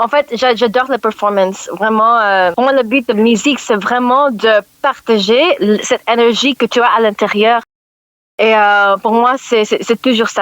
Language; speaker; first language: French; non-native, learner; English